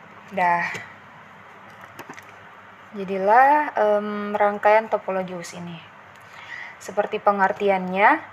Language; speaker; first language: Indonesian; native; Indonesian